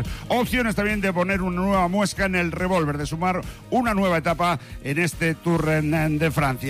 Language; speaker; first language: Spanish; native; Spanish